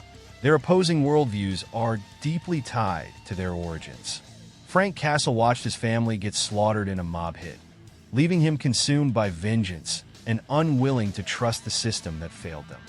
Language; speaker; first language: English; native; English